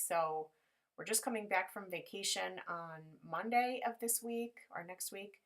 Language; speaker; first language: English; native; English